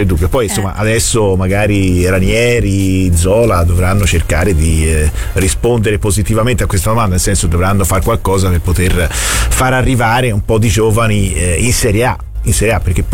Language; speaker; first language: Italian; native; Italian